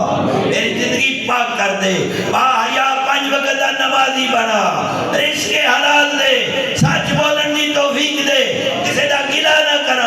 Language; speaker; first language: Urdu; non-native, local second language; Punjabi